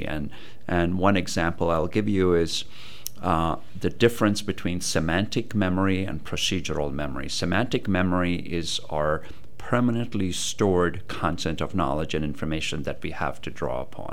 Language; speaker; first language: English; non-native, local second language; Tamil